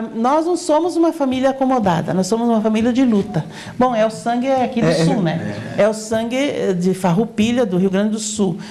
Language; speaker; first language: Portuguese; native; Portuguese